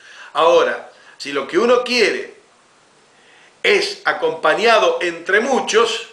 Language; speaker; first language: Spanish; native; Spanish